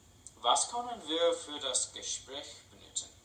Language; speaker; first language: German; non-native, learner; English